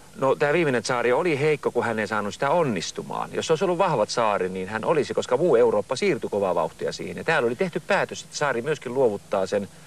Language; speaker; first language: Finnish; early bilingual, other home language; Russian